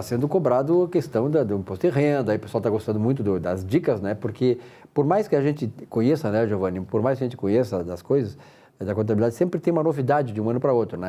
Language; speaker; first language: Portuguese; native; Portuguese